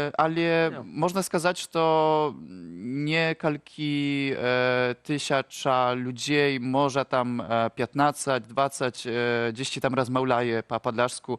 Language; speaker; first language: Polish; non-native, local second language; Ukrainian